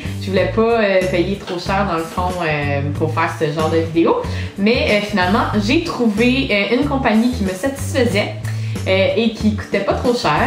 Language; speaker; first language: French; native; French